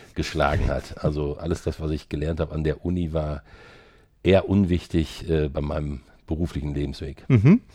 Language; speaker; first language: German; native; German